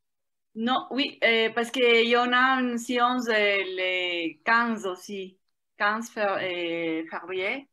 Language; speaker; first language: French; non-native, fluent; Spanish